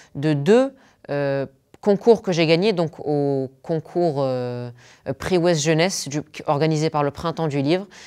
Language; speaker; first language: French; non-native, local second language; Arabic